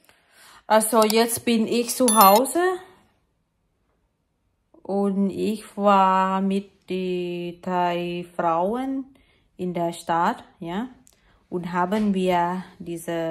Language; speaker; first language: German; non-native, learner; Thai